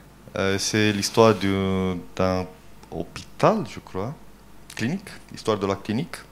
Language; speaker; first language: French; non-native, fluent; Romanian